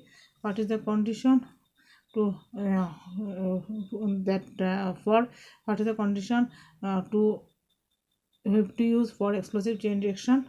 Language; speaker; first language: English; non-native, local second language; Bangla